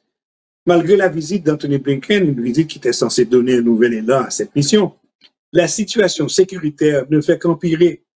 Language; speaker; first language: French; non-native, local second language; Haitian Creole